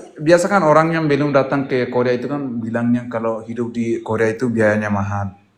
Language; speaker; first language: Indonesian; non-native, local second language; Tetum